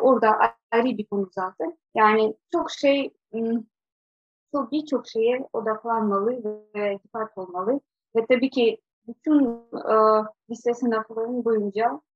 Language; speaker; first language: Turkish; non-native, fluent; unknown